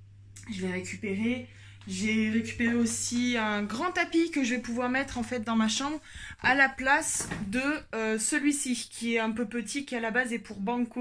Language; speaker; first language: French; native; French